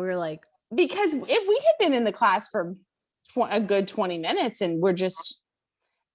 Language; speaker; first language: English; native; English